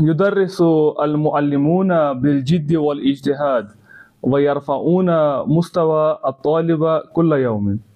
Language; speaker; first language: Arabic; non-native, learner; Kashmiri